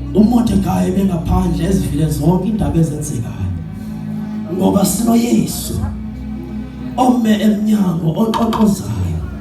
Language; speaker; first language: Zulu; non-native, local second language; Xhosa